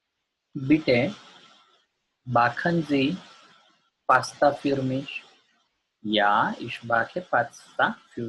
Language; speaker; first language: German; non-native, learner; Gujarati